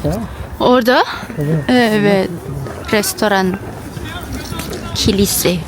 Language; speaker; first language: Turkish; non-native, learner; Indonesian